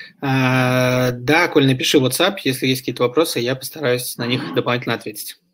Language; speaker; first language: Russian; native; Russian